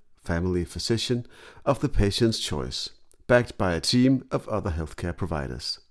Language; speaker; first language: English; non-native, fluent; Danish